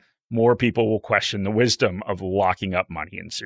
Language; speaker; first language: English; native; English